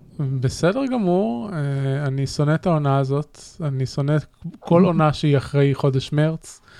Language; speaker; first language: Hebrew; native; Hebrew